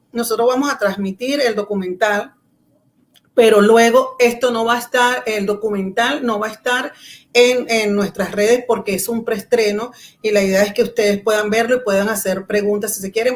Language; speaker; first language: Spanish; native; Spanish